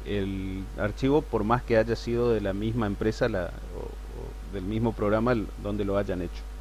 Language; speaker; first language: Spanish; native; Spanish